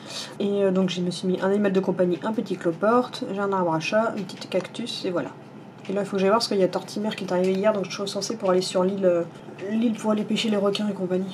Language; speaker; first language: French; native; French